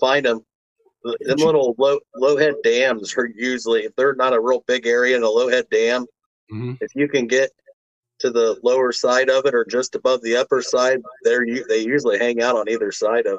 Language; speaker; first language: English; native; English